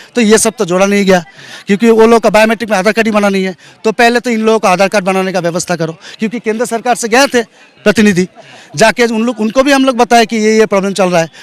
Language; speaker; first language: Hindi; non-native, local second language; Bangla